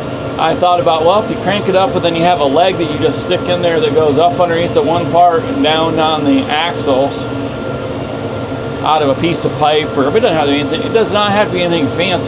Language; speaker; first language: English; native; English